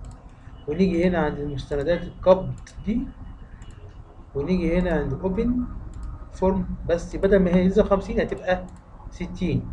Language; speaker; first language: Arabic; native; Arabic